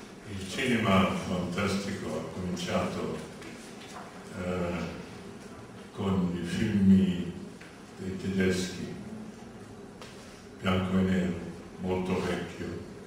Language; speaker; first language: Italian; non-native, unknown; English